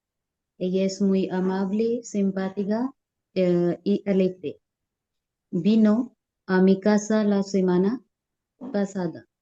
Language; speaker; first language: Spanish; non-native, learner; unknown